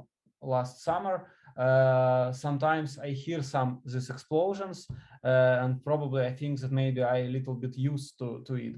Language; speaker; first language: English; non-native, learner; Ukrainian